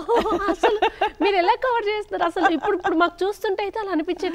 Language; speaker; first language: Telugu; native; Telugu